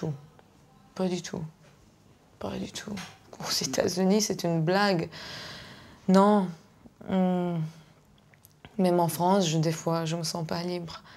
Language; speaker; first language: French; non-native, fluent; Persian